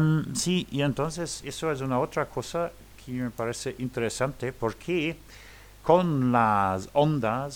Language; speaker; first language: Spanish; non-native, learner; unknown